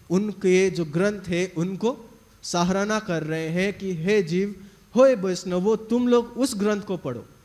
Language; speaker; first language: Hindi; native; Hindi